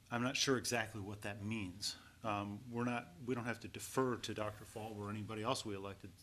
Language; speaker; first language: English; native; English